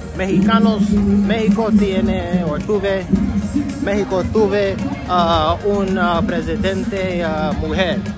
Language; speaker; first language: Spanish; non-native, learner; English